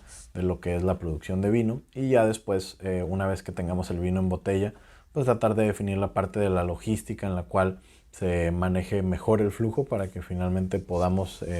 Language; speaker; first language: Spanish; native; Spanish